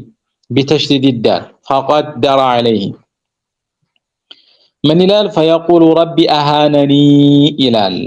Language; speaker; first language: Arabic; non-native, fluent; Amharic